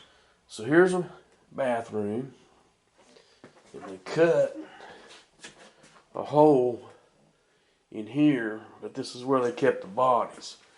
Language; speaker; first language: English; native; English